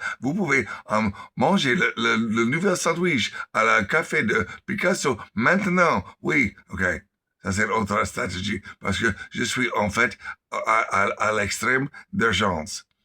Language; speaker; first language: French; non-native, learner; English